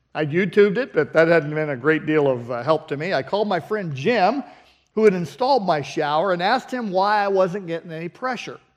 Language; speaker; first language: English; native; English